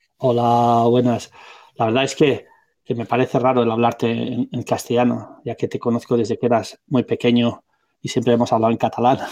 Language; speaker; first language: Spanish; non-native, local second language; Catalan